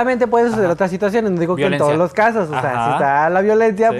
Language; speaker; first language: Spanish; native; Spanish